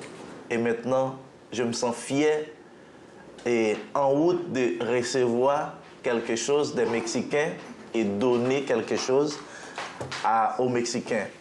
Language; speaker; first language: French; non-native, local second language; Haitian Creole